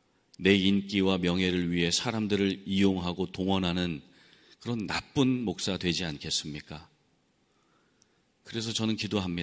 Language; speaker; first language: Korean; native; Korean